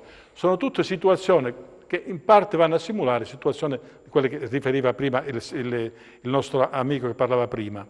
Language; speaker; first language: Italian; native; Italian